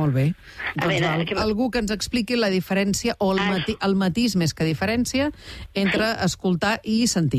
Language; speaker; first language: Catalan; native; Catalan